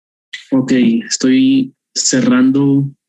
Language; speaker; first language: Spanish; native; Spanish